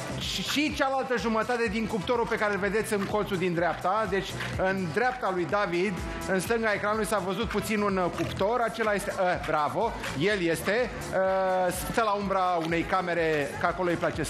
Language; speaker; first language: Romanian; native; Romanian